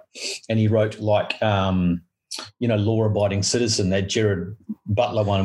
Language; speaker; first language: English; native; English